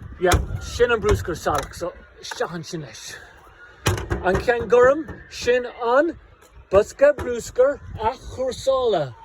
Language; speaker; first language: Irish; native; Irish